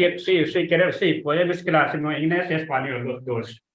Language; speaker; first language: Spanish; non-native, fluent; Hindi